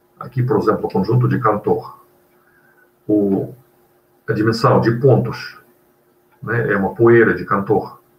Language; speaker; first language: Portuguese; non-native, fluent; Russian